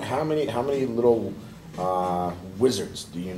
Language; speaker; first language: English; native; English